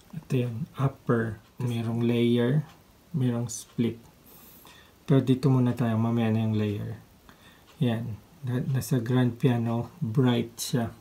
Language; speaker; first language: Filipino; native; Filipino